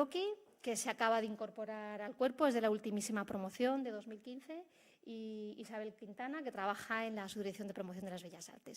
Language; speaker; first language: Spanish; native; Spanish